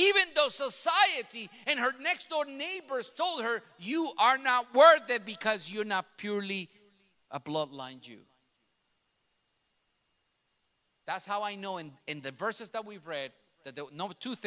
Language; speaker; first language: English; early bilingual, other home language; Spanish